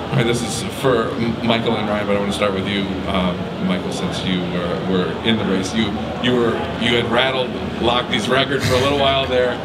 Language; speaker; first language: English; native; English